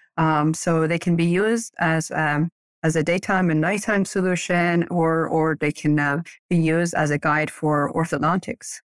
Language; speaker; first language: English; early bilingual, other home language; Persian